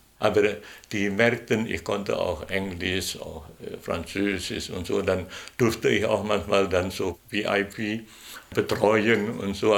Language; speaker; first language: German; non-native, fluent; Indonesian